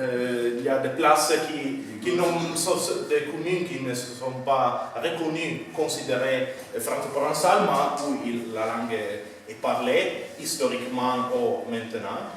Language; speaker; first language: French; non-native, fluent; Italian